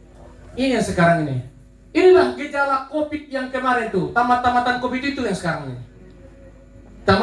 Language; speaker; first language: Indonesian; non-native, local second language; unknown